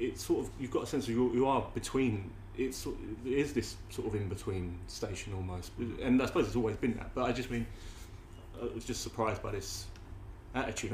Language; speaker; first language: English; native; English